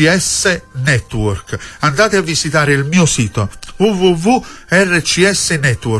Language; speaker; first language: Italian; native; Italian